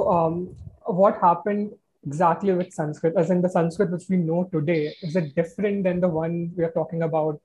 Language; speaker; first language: English; non-native, local second language; Hindi